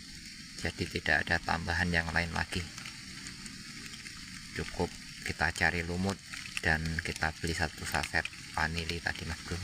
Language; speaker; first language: Indonesian; native; Indonesian